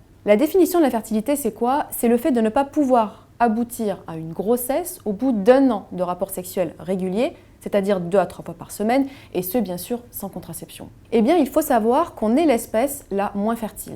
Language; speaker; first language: French; native; French